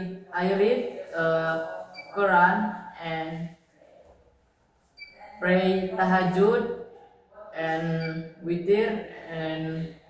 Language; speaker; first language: English; non-native, learner; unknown